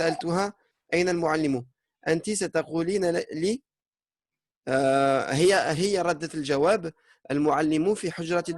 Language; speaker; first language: Arabic; non-native, fluent; French